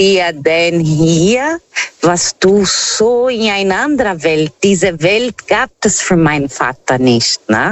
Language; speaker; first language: German; non-native, learner; Portuguese